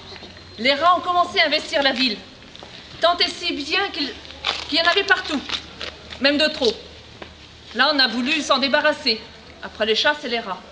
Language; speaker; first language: French; native; French